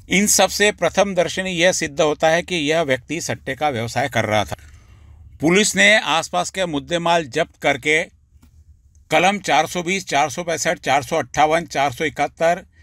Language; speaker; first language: Hindi; non-native, local second language; Marathi